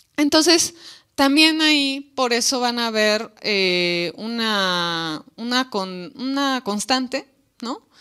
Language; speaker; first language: Spanish; native; Spanish